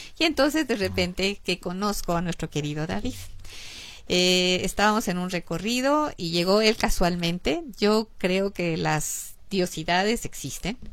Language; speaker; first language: Spanish; native; Spanish